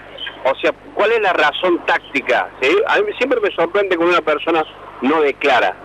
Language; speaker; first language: Spanish; native; Spanish